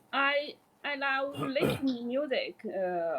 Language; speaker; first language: English; non-native, learner; Chinese